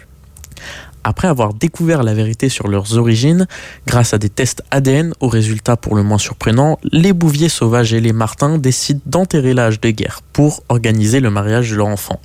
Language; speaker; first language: French; native; French